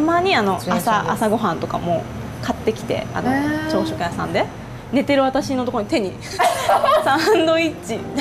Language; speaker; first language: Japanese; native; Japanese